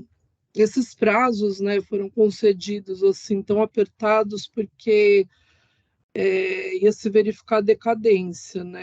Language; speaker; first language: Portuguese; native; Portuguese